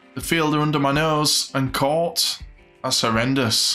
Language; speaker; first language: English; native; English